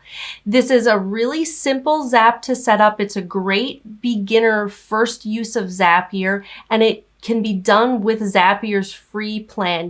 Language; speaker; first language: English; native; English